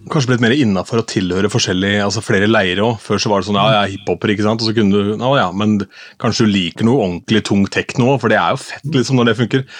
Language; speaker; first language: Norwegian; native; Norwegian